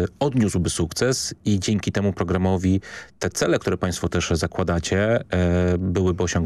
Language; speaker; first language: Polish; native; Polish